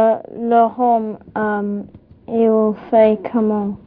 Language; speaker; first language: French; non-native, learner; English